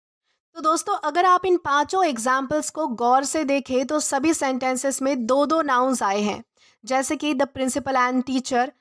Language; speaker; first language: Hindi; native; Hindi